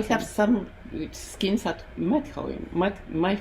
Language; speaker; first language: English; non-native, learner; Spanish